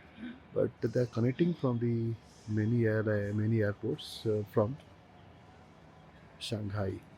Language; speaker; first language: English; non-native, local second language; Hindi